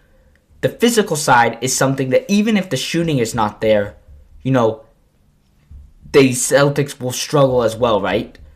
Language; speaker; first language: English; native; English